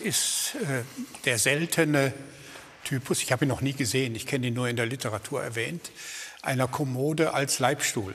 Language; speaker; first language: German; native; German